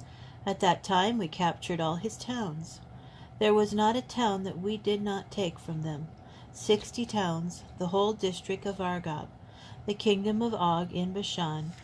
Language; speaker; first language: English; native; English